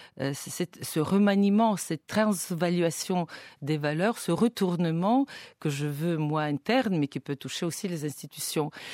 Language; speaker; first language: French; non-native, fluent; Bulgarian